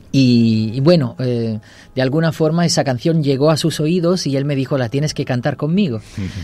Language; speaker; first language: Spanish; non-native, fluent; Italian